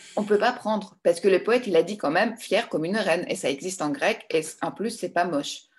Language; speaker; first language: French; non-native, fluent; Greek